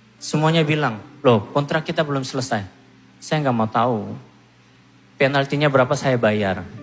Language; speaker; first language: Indonesian; non-native, fluent; Korean